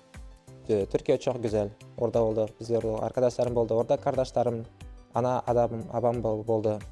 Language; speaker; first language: Turkish; non-native, learner; Kazakh